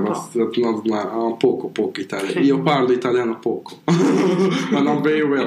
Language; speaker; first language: English; non-native, fluent; Persian